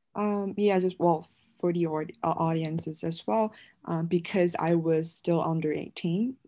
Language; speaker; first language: English; non-native, fluent; Chinese